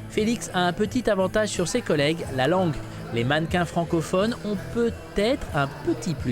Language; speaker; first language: French; native; French